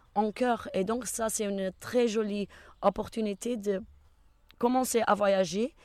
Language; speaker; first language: French; non-native, fluent; Portuguese